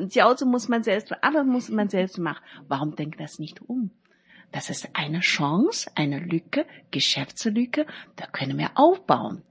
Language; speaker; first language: German; non-native, learner; Chinese